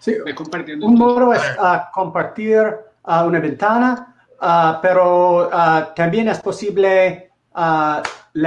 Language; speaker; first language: Spanish; non-native, learner; English